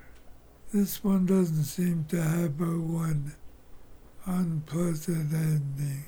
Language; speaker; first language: English; native; English